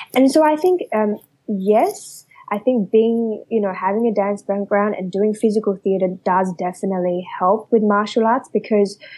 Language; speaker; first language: English; early bilingual, other home language; Chinese